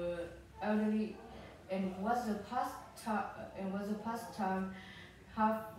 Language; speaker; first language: English; non-native, learner; Vietnamese